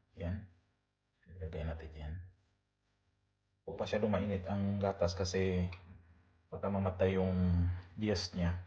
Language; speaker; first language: Filipino; native; Filipino